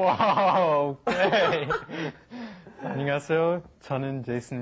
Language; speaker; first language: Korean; non-native, learner; English